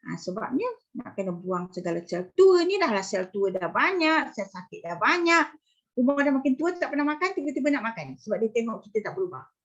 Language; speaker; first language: Malay; native; Malay